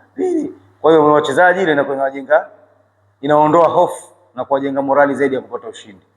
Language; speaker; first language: Swahili; native; Swahili